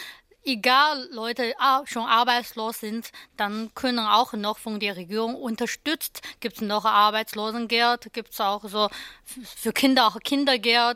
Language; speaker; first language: German; non-native, learner; Chinese